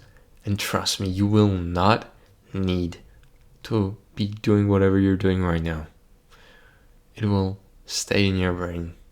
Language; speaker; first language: English; non-native, fluent; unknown